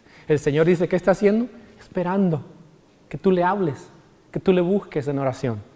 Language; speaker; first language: Spanish; native; Spanish